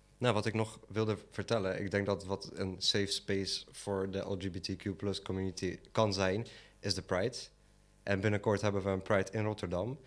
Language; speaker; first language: Dutch; early bilingual, other home language; Polish